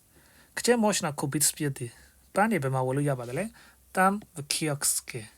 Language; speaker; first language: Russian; non-native, fluent; Burmese